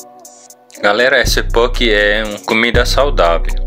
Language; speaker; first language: Portuguese; non-native, learner; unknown